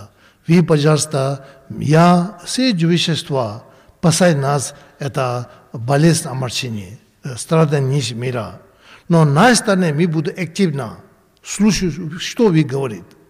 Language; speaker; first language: Russian; non-native, learner; Tibetan